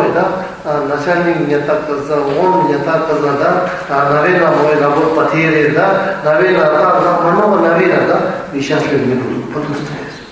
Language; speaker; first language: Russian; non-native, learner; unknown